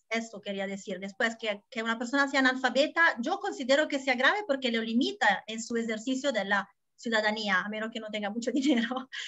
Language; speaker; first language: Spanish; non-native, fluent; Italian